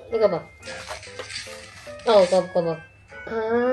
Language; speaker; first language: Korean; non-native, learner; Filipino